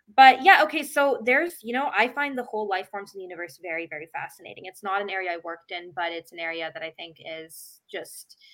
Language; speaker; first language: English; native; English